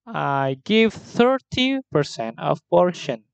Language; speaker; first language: English; non-native, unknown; Indonesian